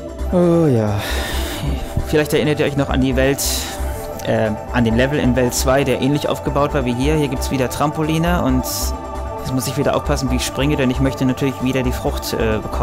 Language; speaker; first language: German; native; German